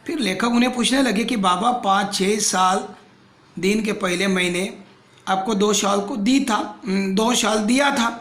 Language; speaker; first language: Hindi; non-native, local second language; Marathi